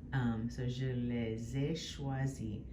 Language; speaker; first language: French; non-native, fluent; English